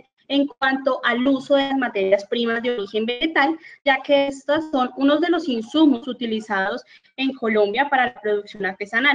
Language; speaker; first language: Spanish; native; Spanish